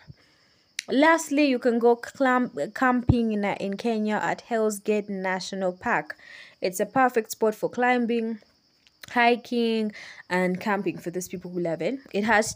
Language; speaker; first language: English; non-native, local second language; Ganda